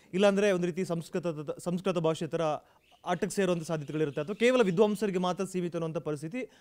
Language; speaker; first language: Kannada; non-native, local second language; Kodava